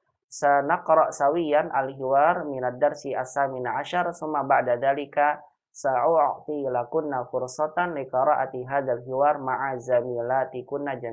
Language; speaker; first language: Arabic; non-native, fluent; Indonesian